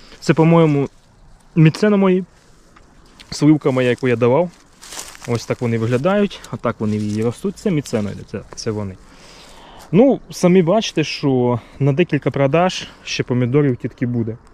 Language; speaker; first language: Ukrainian; native; Ukrainian